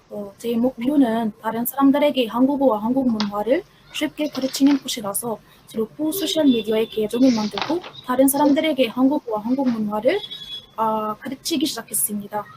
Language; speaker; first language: Korean; non-native, fluent; Arabic